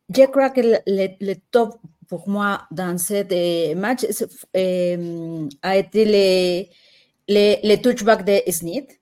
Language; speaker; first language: French; non-native, fluent; Spanish